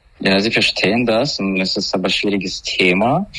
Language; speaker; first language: German; non-native, learner; Russian